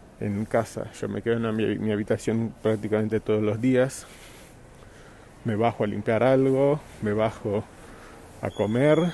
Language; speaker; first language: Spanish; non-native, fluent; Portuguese